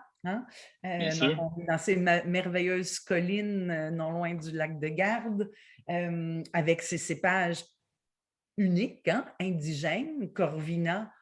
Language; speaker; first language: French; native; French